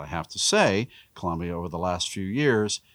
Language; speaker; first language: English; native; English